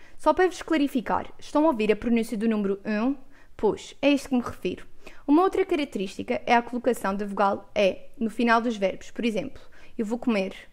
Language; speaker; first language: Portuguese; native; Portuguese